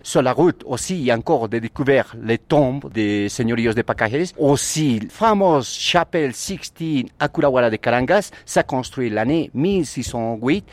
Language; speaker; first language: French; non-native, learner; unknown